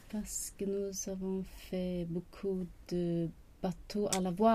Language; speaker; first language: French; non-native, learner; Swedish